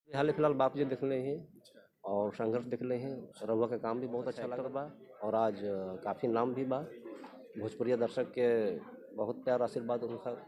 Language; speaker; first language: Bhojpuri; non-native, local second language; Hindi